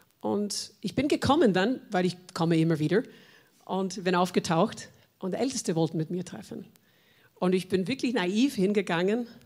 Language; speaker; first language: German; non-native, fluent; English